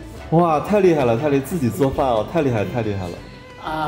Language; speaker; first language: Chinese; native; Chinese